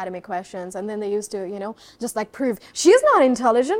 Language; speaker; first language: English; non-native, local second language; Haryanvi